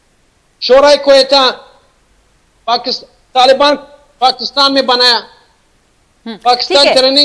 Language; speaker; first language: Hindi; non-native, fluent; Persian